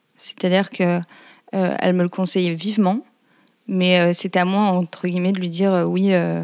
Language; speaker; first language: French; native; French